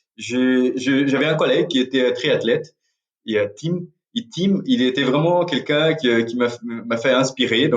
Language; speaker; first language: French; non-native, fluent; Portuguese